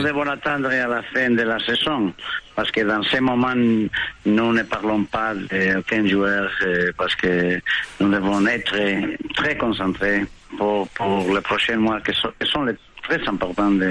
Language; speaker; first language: French; non-native, fluent; Spanish